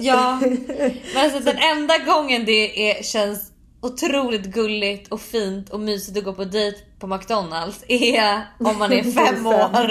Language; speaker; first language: Swedish; native; Swedish